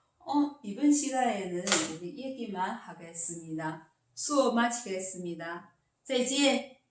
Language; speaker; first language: Korean; non-native, learner; Chinese